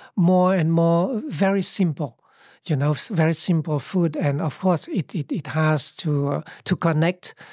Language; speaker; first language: English; early bilingual, other home language; Vietnamese